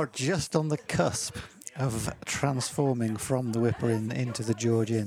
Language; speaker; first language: English; native; English